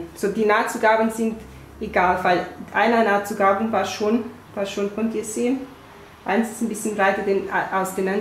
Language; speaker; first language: German; non-native, fluent; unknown